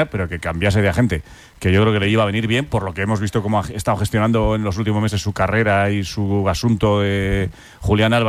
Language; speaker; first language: Spanish; native; Spanish